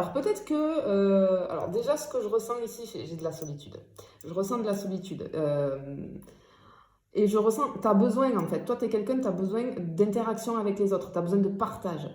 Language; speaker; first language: French; native; French